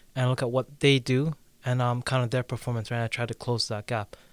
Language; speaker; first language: English; native; English